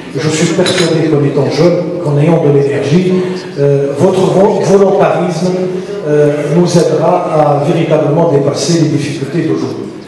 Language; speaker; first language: French; non-native, local second language; Arabic